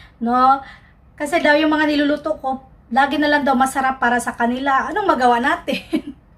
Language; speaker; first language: Filipino; non-native, local second language; Cebuano